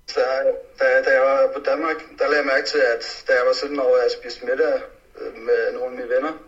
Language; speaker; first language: Danish; early bilingual, other home language; Faroese